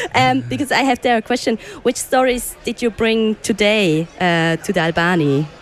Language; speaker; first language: English; non-native, fluent; German